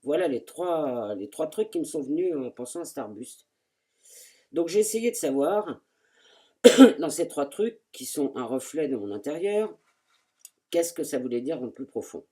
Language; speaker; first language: French; native; French